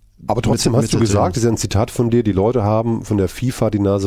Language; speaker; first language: German; native; German